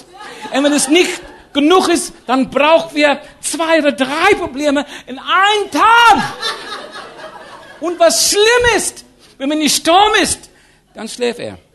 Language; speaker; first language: German; non-native, learner; English